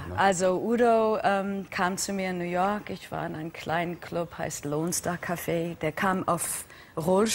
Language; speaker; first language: German; non-native, fluent; English